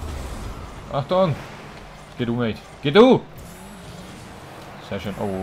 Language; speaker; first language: German; native; German